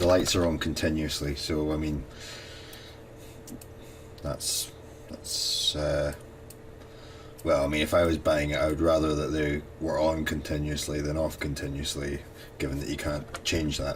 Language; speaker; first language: English; native; English